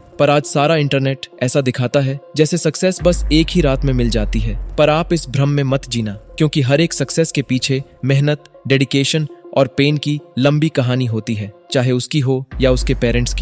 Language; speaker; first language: Hindi; native; Hindi